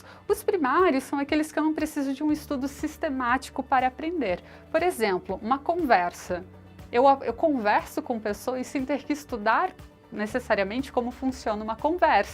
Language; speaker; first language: Portuguese; native; Portuguese